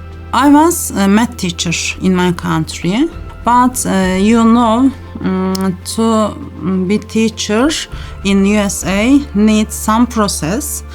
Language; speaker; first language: English; non-native, learner; Turkish